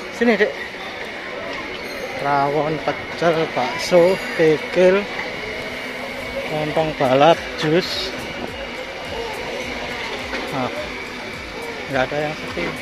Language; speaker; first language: Indonesian; native; Indonesian